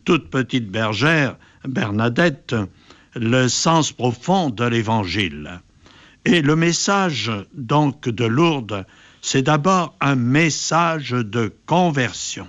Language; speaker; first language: French; native; French